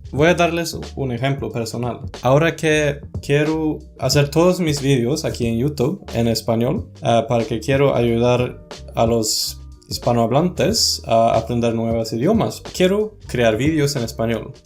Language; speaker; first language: Spanish; non-native, fluent; Swedish